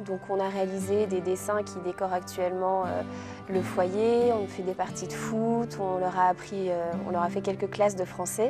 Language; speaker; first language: French; native; French